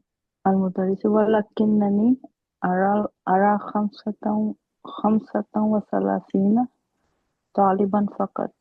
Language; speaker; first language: Arabic; non-native, learner; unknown